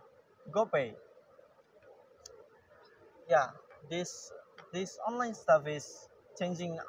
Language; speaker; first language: English; non-native, learner; Indonesian